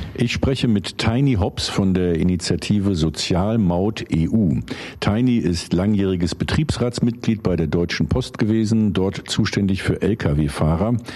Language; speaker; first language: German; native; German